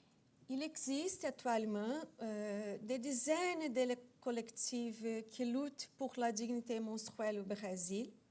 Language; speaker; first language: French; non-native, fluent; Portuguese